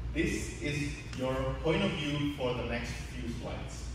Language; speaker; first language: English; non-native, fluent; Indonesian